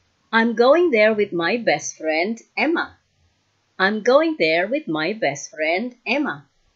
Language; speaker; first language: English; non-native, fluent; Indonesian